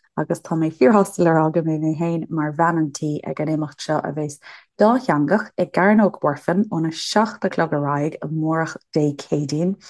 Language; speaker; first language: Irish; native; Irish